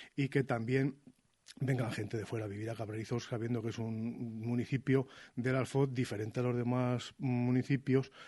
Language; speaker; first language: Spanish; native; Spanish